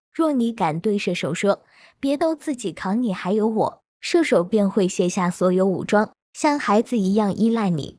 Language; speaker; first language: Chinese; native; Chinese